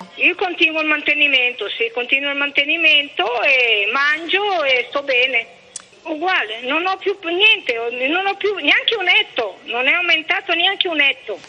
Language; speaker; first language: Italian; non-native, fluent; English